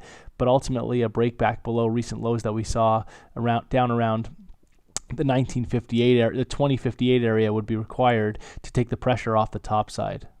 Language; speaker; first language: English; native; English